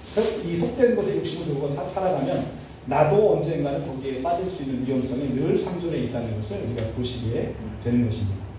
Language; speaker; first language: Korean; native; Korean